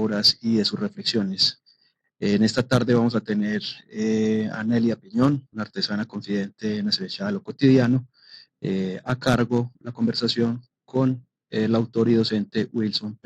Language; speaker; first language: Spanish; native; Spanish